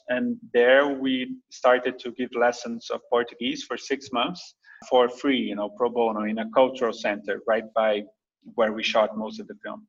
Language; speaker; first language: English; non-native, fluent; Portuguese